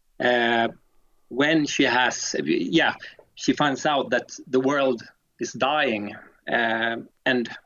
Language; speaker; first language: English; non-native, fluent; Swedish